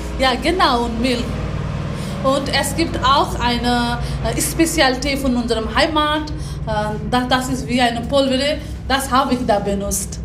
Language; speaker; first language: German; non-native, learner; Nepali